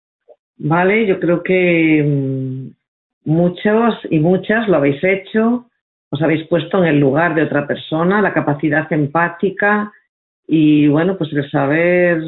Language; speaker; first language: Spanish; native; Spanish